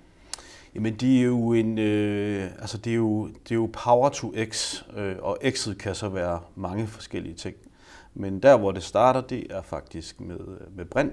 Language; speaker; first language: Danish; native; Danish